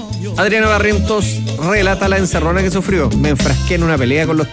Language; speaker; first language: Spanish; native; Spanish